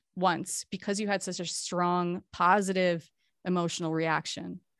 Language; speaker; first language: English; native; English